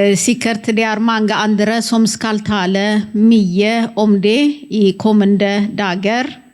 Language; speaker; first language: Norwegian; non-native, fluent; Amharic